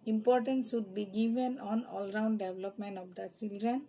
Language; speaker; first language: English; non-native, local second language; Assamese